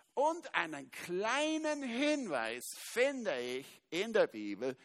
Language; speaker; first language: German; native; German